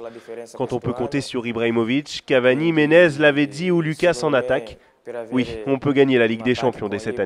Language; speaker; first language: French; native; French